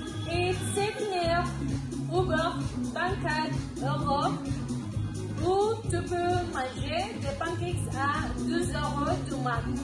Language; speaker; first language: French; non-native, learner; Spanish